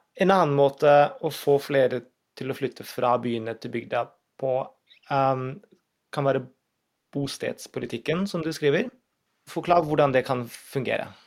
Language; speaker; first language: Norwegian; non-native, fluent; German